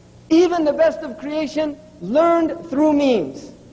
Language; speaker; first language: English; native; English